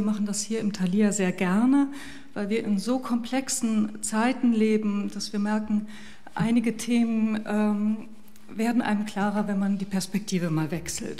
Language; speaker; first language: German; native; German